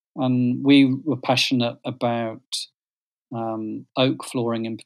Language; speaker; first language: English; native; English